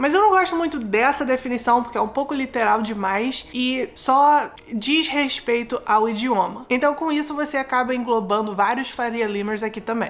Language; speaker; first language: Portuguese; early bilingual, heritage; Portuguese